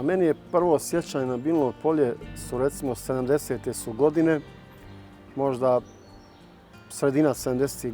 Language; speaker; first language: Bosnian; native; Bosnian